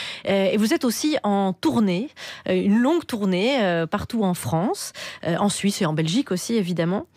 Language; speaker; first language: French; native; French